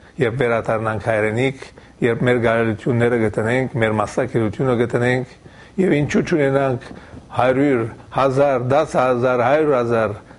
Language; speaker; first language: Armenian; early bilingual, heritage; Armenian